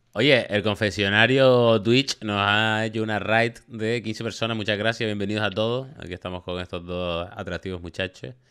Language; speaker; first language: Spanish; native; Spanish